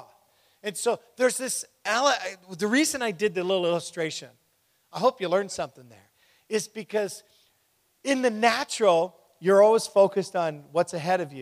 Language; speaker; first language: English; native; English